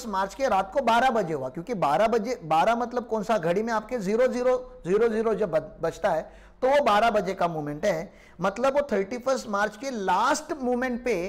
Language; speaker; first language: Hindi; non-native, local second language; Marathi